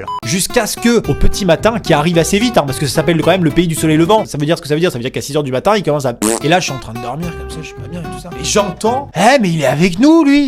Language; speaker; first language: French; native; French